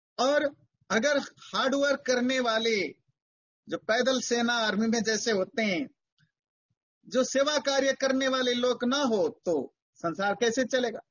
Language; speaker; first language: Hindi; native; Hindi